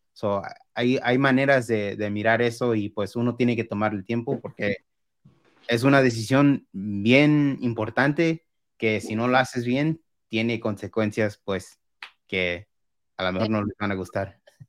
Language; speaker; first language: Spanish; early bilingual, heritage; Spanish